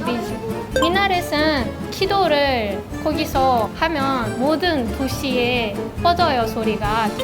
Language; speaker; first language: Korean; non-native, fluent; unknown